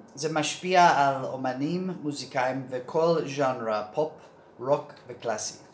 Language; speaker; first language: Hebrew; non-native, learner; English